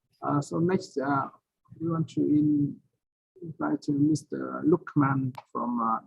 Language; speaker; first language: English; non-native, fluent; Vietnamese